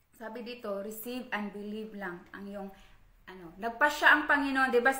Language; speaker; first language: Filipino; non-native, local second language; Cebuano